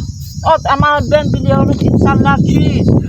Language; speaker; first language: Turkish; non-native, learner; Indonesian